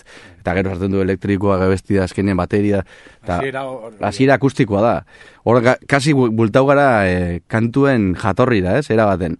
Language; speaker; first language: Basque; native; Basque